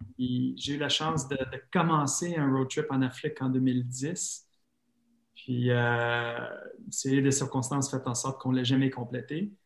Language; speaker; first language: French; non-native, fluent; English